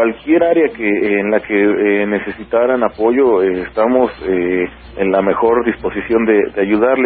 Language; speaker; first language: Spanish; native; Spanish